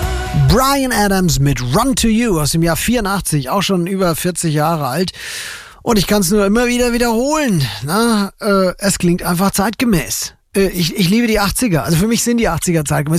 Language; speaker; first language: German; native; German